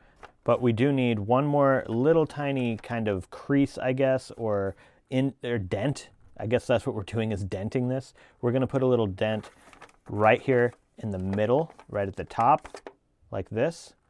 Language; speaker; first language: English; native; English